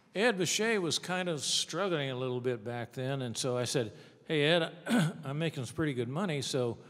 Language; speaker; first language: English; native; English